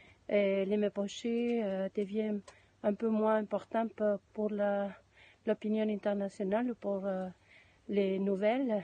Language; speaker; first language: French; non-native, fluent; Spanish